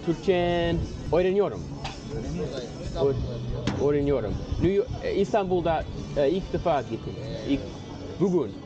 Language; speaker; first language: Turkish; non-native, learner; English